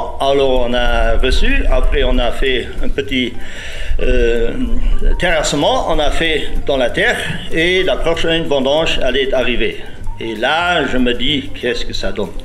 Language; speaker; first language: French; non-native, local second language; Luxembourgish